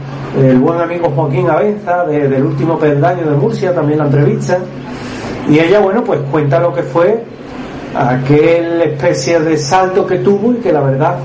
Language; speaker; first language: Spanish; native; Spanish